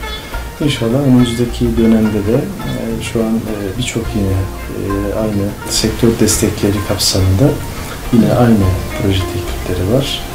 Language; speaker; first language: Turkish; native; Turkish